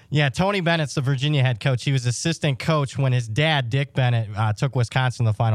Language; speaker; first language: English; native; English